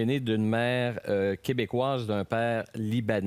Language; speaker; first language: French; native; French